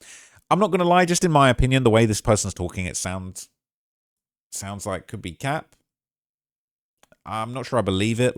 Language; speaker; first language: English; native; English